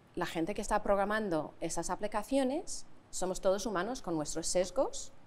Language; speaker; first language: Spanish; non-native, fluent; English